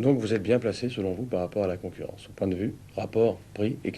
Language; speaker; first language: French; native; French